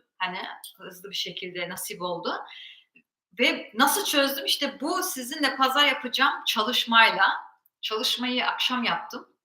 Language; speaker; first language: Turkish; early bilingual, heritage; Turkish